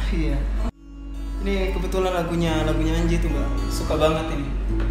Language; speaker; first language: Indonesian; native; Indonesian